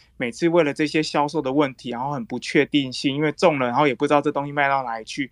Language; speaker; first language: Chinese; native; Chinese